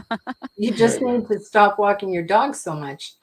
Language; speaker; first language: English; native; English